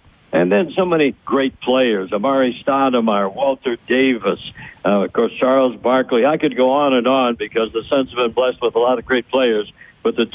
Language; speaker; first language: English; native; English